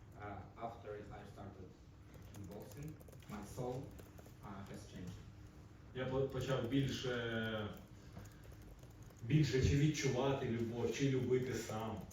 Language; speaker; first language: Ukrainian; non-native, local second language; Russian